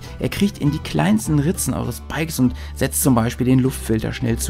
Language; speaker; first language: German; native; German